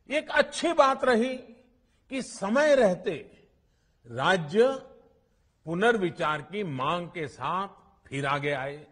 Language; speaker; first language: Hindi; non-native, local second language; Gujarati